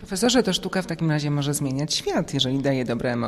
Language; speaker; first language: Polish; native; Polish